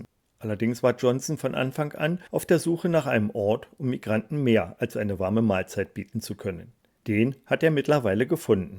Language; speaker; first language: German; native; German